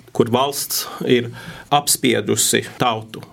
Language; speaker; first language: Latvian; non-native, fluent; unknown